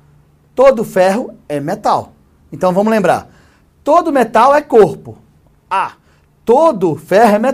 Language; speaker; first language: Portuguese; native; Portuguese